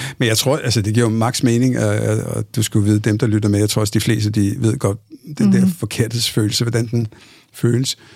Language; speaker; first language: Danish; early bilingual, other home language; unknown